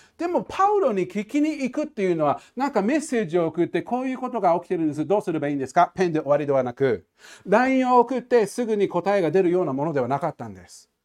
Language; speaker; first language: Japanese; non-native, fluent; English